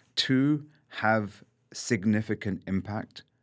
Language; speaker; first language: English; native; English